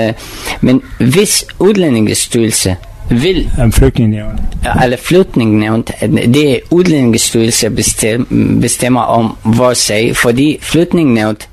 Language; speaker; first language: Danish; non-native, learner; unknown